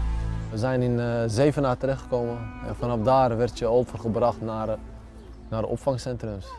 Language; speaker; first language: Dutch; early bilingual, other home language; Bosnian